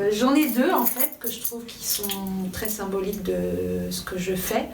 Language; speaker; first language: French; native; French